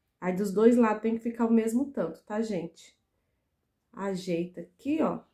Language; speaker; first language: Portuguese; native; Portuguese